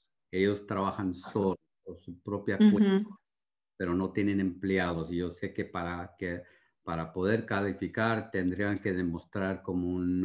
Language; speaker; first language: Spanish; early bilingual, heritage; Spanish